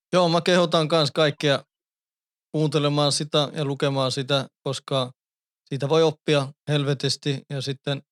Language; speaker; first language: Finnish; early bilingual, heritage; Finnish